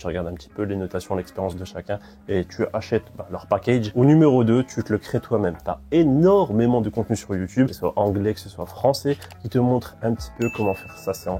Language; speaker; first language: French; native; French